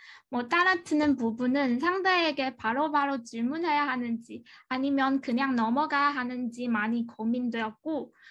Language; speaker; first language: Korean; non-native, fluent; Chinese